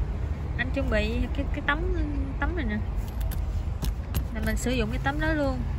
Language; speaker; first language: Vietnamese; native; Vietnamese